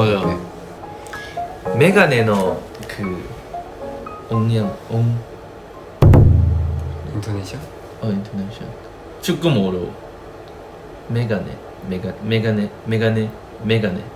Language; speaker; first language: Korean; non-native, fluent; Chinese